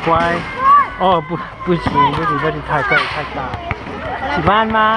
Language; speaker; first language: Chinese; non-native, learner; English